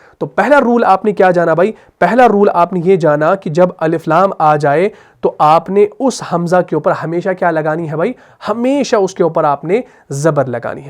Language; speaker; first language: Urdu; native; Urdu